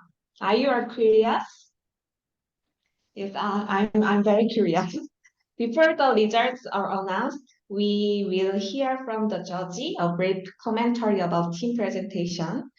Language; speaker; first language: English; non-native, learner; Korean